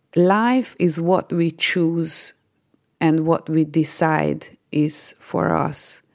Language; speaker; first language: English; non-native, fluent; Hungarian